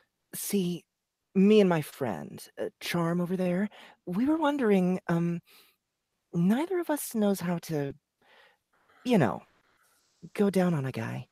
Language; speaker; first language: English; native; English